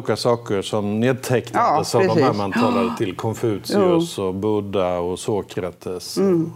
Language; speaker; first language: Swedish; native; Swedish